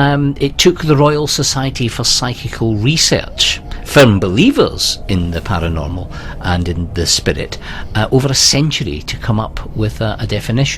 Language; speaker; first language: English; native; English